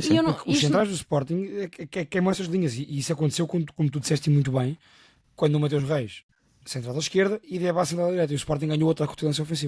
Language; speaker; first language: Portuguese; native; Portuguese